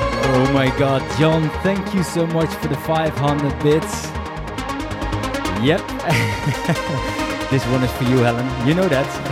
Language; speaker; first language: English; non-native, fluent; Dutch